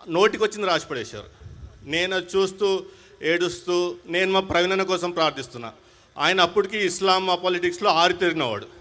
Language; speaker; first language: Telugu; non-native, local second language; Hindi